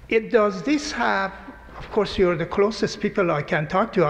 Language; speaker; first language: English; non-native, fluent; Persian